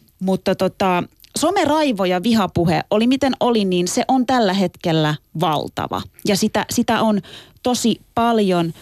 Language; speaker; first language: Finnish; early bilingual, other home language; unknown